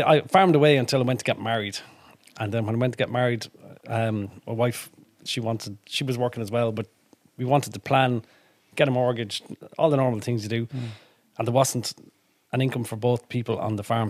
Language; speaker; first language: English; native; English